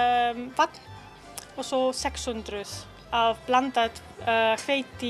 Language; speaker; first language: Icelandic; non-native, learner; Italian